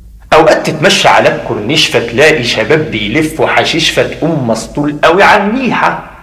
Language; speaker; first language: Arabic; native; Arabic